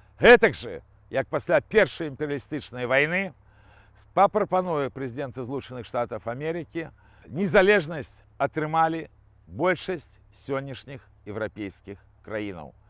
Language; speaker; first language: Belarusian; non-native, local second language; Russian